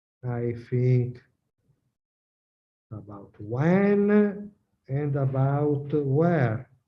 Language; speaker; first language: English; non-native, learner; Italian